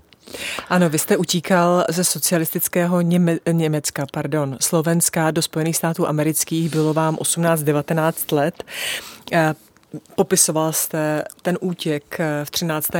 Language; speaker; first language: Czech; native; Czech